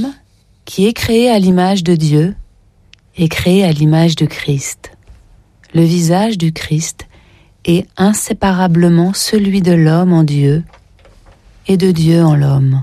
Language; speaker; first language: French; native; French